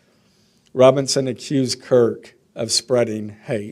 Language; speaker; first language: English; native; English